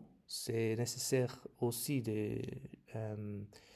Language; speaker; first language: French; non-native, learner; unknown